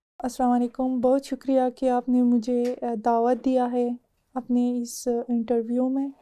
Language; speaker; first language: Urdu; non-native, fluent; Persian